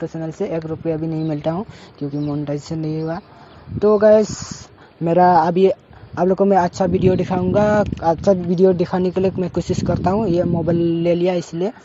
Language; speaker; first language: Hindi; non-native, local second language; Bodo